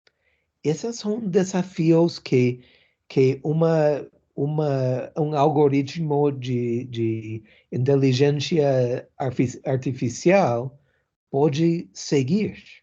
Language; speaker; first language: Portuguese; non-native, learner; English